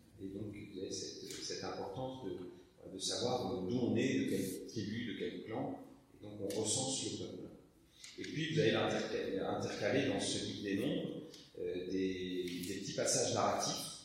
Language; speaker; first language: French; native; French